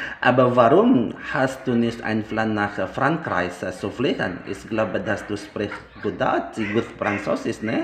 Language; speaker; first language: German; non-native, learner; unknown